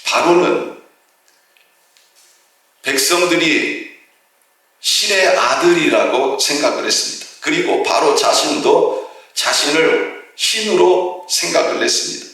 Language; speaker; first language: Korean; native; Korean